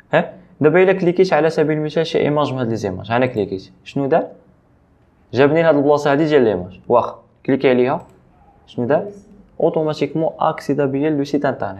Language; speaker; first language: Arabic; native; Arabic